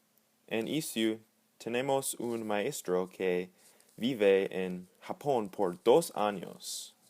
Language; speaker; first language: Spanish; non-native, learner; English